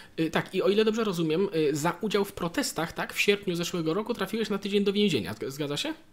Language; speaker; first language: Polish; native; Polish